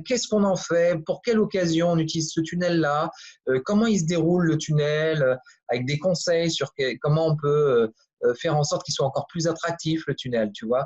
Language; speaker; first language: French; native; French